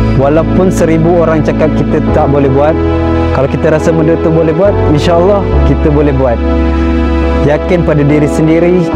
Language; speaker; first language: Malay; non-native, local second language; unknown